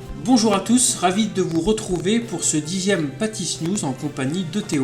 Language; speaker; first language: French; native; French